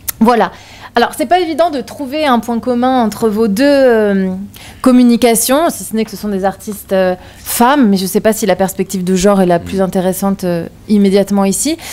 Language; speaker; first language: French; native; French